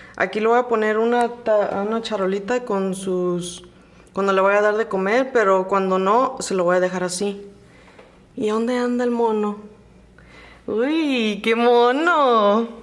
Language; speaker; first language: Spanish; early bilingual, heritage; Spanish